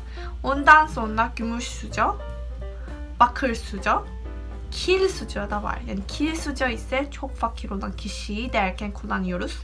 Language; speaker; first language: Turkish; non-native, fluent; Korean